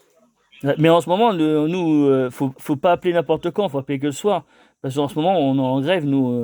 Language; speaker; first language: French; native; French